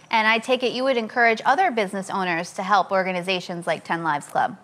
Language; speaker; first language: English; native; English